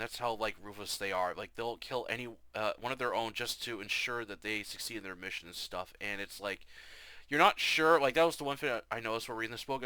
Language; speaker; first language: English; native; English